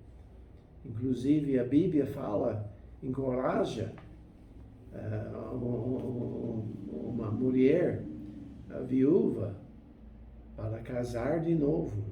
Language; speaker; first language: Portuguese; non-native, fluent; English